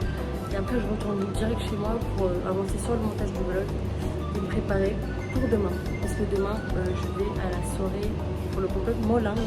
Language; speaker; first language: French; native; French